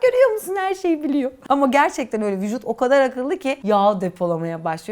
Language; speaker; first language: Turkish; native; Turkish